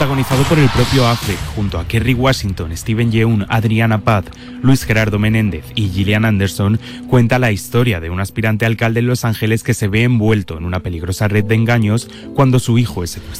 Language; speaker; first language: Spanish; native; Spanish